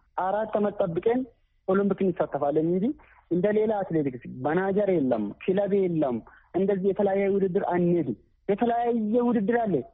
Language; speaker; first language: Amharic; native; Amharic